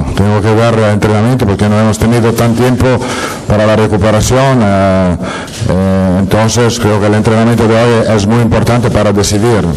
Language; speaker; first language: Spanish; non-native, fluent; Italian